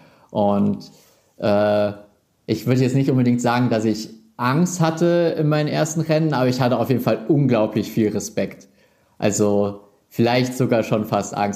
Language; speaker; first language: German; native; German